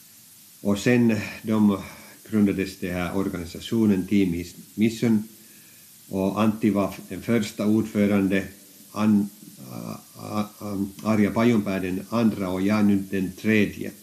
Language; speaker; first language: Swedish; non-native, fluent; Finnish